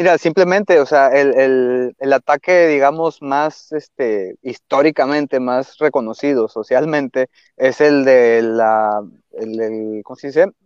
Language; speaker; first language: Spanish; native; Spanish